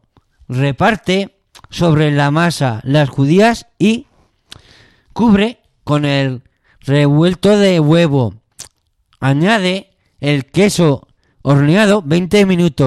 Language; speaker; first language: Spanish; native; Spanish